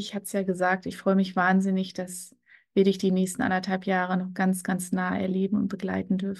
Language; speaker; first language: German; native; German